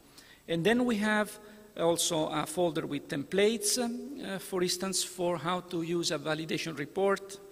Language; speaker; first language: English; non-native, fluent; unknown